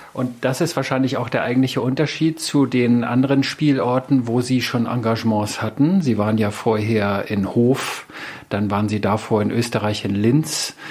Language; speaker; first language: German; native; German